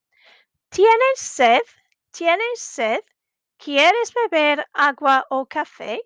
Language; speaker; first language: Spanish; non-native, fluent; English